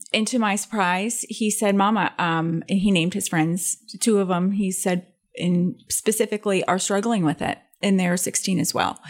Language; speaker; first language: English; native; English